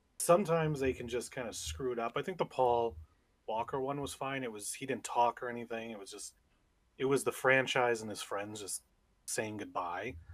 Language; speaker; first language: English; native; English